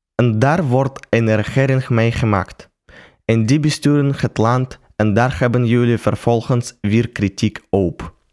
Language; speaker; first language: Dutch; non-native, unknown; Russian